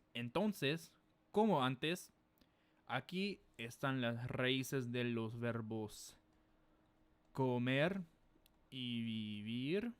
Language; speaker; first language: Spanish; non-native, fluent; English